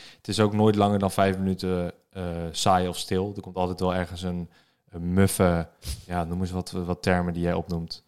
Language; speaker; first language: Dutch; native; Dutch